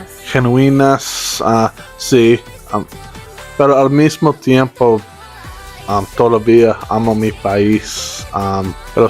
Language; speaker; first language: Spanish; non-native, learner; English